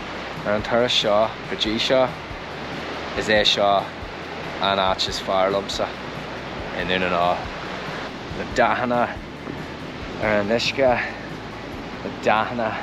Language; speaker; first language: Irish; non-native, local second language; English